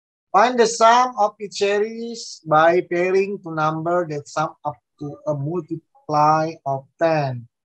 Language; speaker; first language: English; non-native, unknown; Indonesian